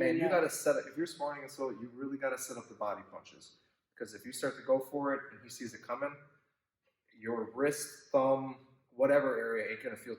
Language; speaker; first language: English; native; English